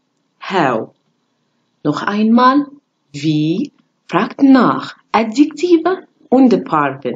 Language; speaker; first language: German; non-native, fluent; Arabic